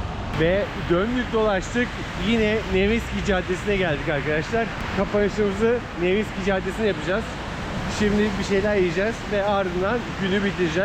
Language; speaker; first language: Turkish; native; Turkish